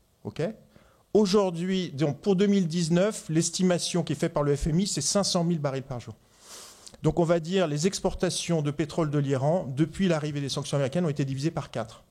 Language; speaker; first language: French; native; French